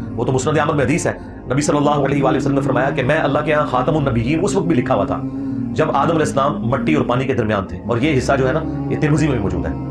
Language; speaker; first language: Urdu; native; Urdu